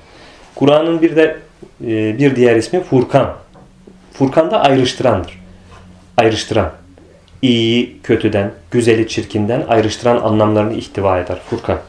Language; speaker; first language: Turkish; native; Turkish